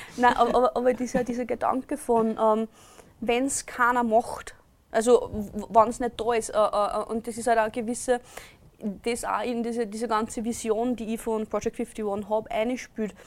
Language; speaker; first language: German; native; German